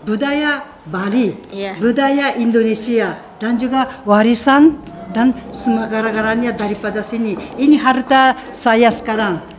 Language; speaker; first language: Indonesian; non-native, fluent; Japanese